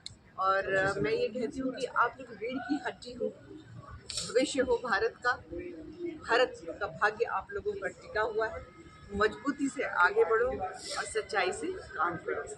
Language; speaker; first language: Hindi; native; Hindi